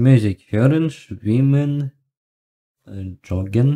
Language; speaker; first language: German; non-native, learner; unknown